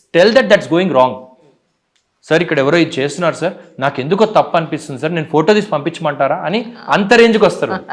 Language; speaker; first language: Telugu; native; Telugu